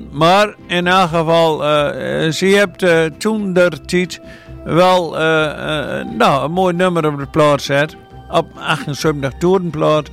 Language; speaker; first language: Dutch; native; Dutch